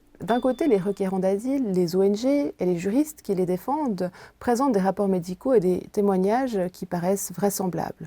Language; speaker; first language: French; native; French